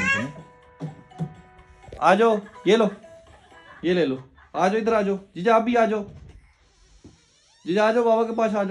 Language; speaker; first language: Hindi; native; Hindi